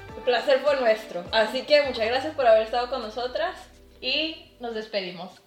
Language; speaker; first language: Spanish; native; Spanish